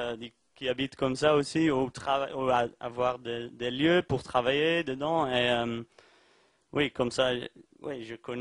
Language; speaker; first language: French; non-native, learner; Dutch